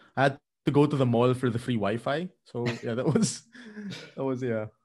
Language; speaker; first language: English; non-native, local second language; Filipino